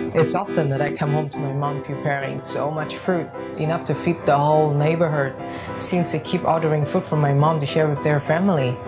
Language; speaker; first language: English; non-native, fluent; Vietnamese